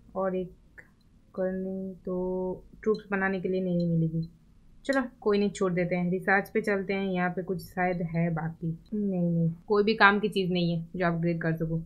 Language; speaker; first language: Hindi; non-native, local second language; Bangla